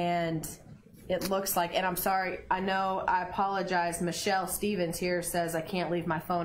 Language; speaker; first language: English; native; English